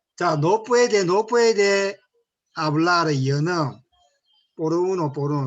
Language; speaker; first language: Spanish; non-native, learner; Korean